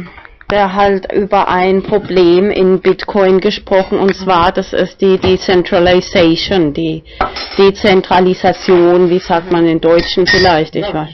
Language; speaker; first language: German; non-native, local second language; Spanish